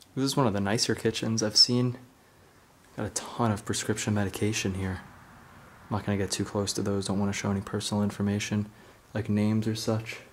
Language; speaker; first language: English; native; English